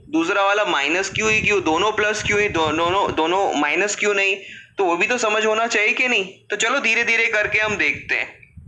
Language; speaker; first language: Hindi; non-native, local second language; Gujarati